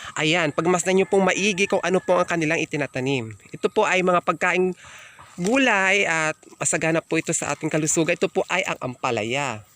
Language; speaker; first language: Filipino; native; Filipino